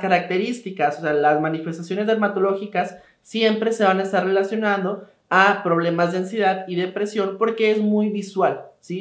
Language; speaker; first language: Spanish; native; Spanish